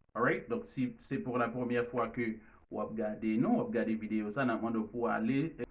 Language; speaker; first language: French; non-native, learner; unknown